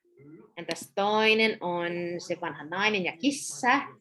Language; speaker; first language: Finnish; non-native, learner; English